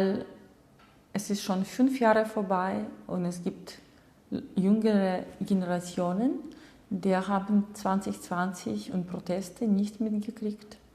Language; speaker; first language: German; non-native, fluent; Russian